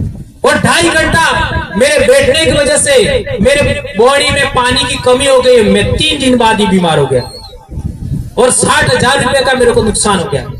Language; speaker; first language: Hindi; non-native, local second language; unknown